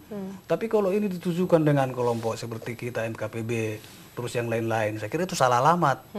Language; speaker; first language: Indonesian; native; Indonesian